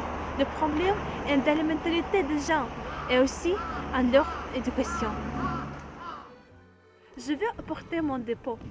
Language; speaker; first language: French; non-native, learner; Russian